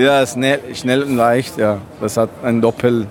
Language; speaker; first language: German; non-native, learner; Italian